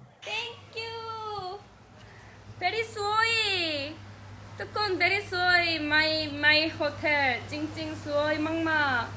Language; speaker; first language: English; non-native, learner; Korean